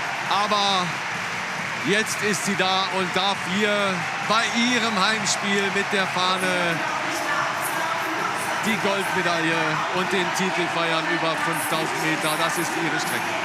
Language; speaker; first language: German; native; German